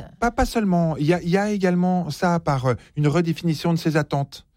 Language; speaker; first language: French; native; French